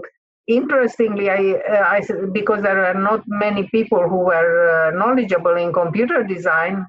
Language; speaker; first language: English; non-native, fluent; Hungarian